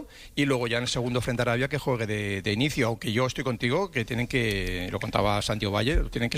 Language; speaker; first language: Spanish; native; Spanish